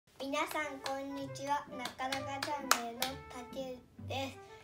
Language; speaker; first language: Japanese; native; Japanese